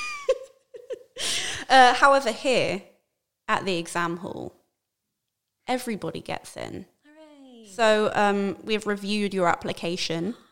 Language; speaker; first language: English; native; English